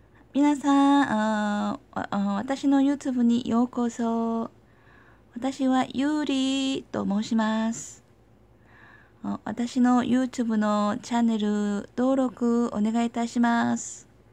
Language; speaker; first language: Japanese; non-native, learner; Korean